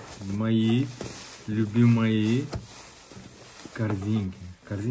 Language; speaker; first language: Russian; non-native, learner; Turkish